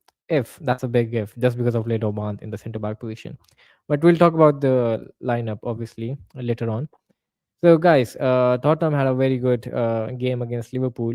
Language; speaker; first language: English; non-native, fluent; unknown